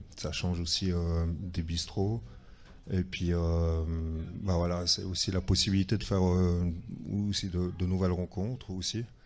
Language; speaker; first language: French; native; French